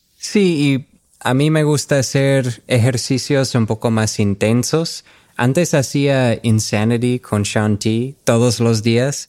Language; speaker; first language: Spanish; non-native, fluent; English